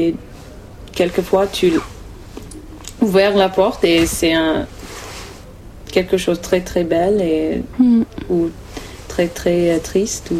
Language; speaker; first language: French; non-native, learner; English